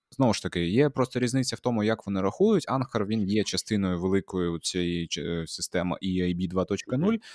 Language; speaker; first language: Ukrainian; non-native, local second language; Russian